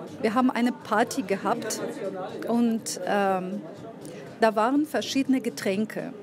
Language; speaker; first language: German; non-native, fluent; Russian